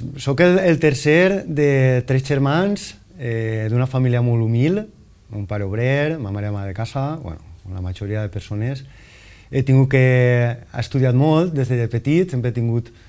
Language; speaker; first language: Catalan; native; Catalan